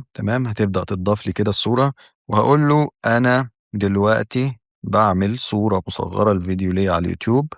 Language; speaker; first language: Arabic; native; Arabic